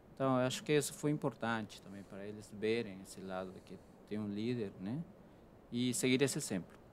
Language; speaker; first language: Portuguese; non-native, fluent; Spanish